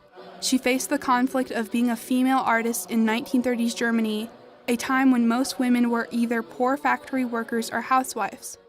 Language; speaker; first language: English; native; English